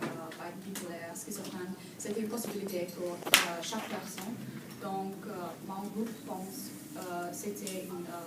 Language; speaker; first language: French; non-native, learner; English